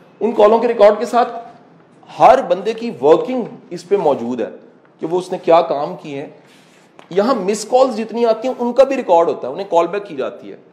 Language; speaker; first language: Urdu; non-native, local second language; Punjabi